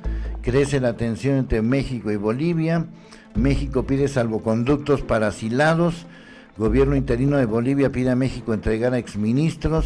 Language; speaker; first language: Spanish; native; Spanish